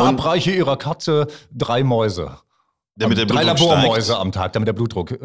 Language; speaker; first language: German; native; German